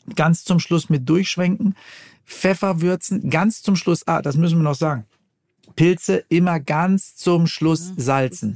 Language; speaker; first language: German; native; German